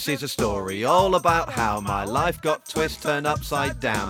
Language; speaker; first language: English; native; English